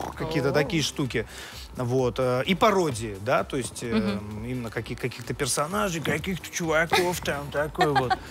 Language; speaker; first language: Russian; native; Russian